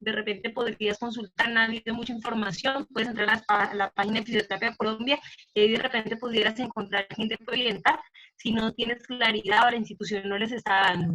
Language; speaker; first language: Spanish; native; Spanish